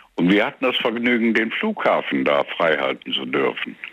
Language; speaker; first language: German; native; German